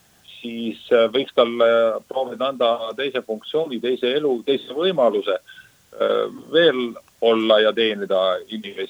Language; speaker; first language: Estonian; native; Estonian